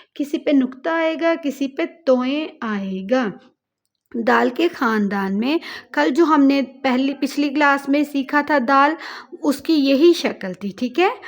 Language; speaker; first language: Hindi; native; Hindi